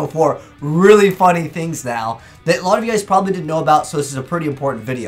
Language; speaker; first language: English; native; English